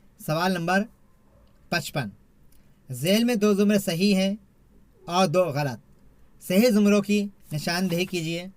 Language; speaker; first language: Urdu; native; Urdu